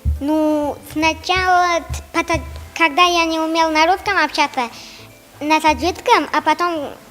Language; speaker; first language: Russian; non-native, local second language; Tajik